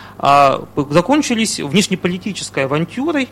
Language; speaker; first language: Russian; native; Russian